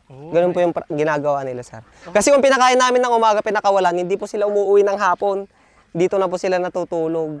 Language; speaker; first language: Filipino; native; Filipino